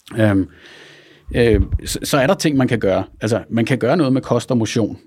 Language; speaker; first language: Danish; native; Danish